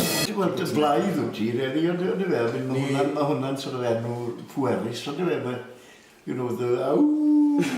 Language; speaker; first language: Welsh; native; Welsh